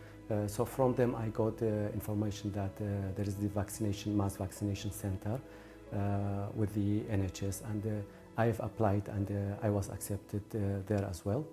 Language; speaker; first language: English; non-native, fluent; Kurdish